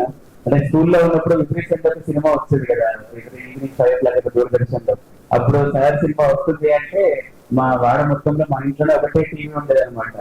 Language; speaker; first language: Telugu; native; Telugu